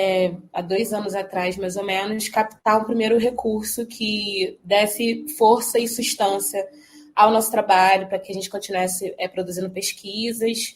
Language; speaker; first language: Portuguese; native; Portuguese